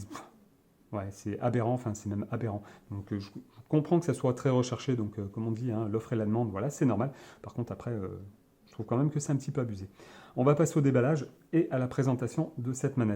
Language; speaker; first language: French; native; French